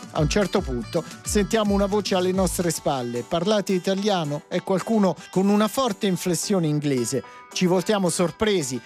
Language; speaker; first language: Italian; native; Italian